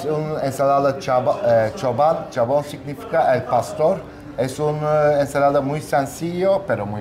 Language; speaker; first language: Spanish; non-native, learner; Turkish